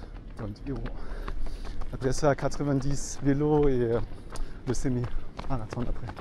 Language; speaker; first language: French; non-native, fluent; German